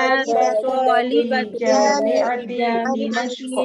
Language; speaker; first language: Arabic; non-native, learner; Indonesian